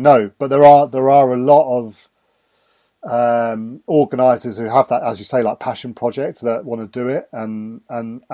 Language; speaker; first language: English; native; English